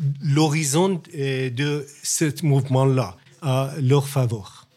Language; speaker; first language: French; non-native, learner; Persian